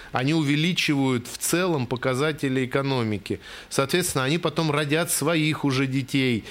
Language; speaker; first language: Russian; native; Russian